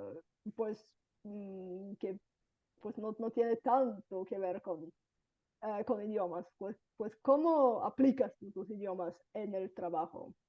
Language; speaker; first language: Spanish; non-native, fluent; Bulgarian